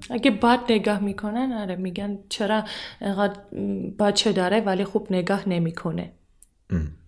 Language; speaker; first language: Persian; non-native, learner; Armenian